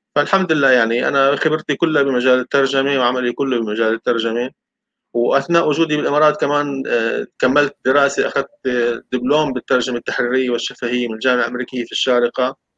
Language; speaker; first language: Arabic; native; Arabic